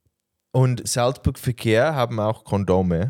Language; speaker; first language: German; non-native, learner; English